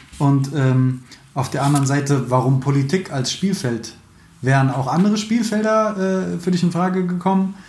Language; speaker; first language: German; native; German